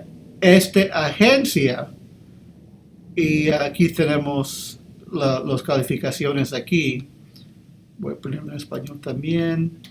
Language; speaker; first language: Spanish; early bilingual, heritage; English